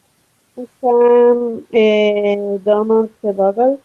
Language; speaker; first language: Albanian; non-native, learner; Spanish